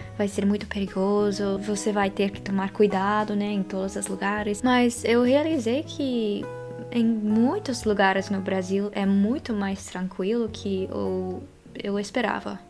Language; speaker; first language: Portuguese; non-native, fluent; Dutch